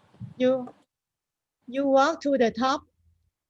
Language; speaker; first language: English; non-native, learner; Thai